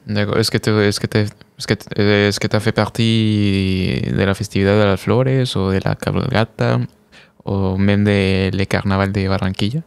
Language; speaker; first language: French; non-native, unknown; Spanish